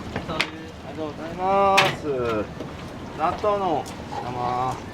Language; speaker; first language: Japanese; native; Japanese